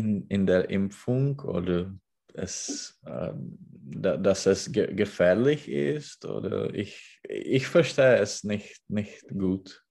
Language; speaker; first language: German; non-native, learner; Czech